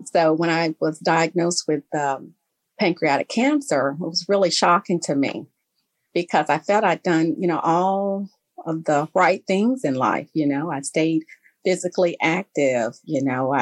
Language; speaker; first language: English; native; English